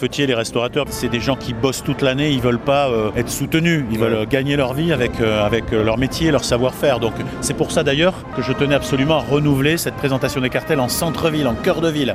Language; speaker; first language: French; native; French